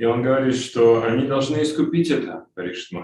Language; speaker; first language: Russian; native; Russian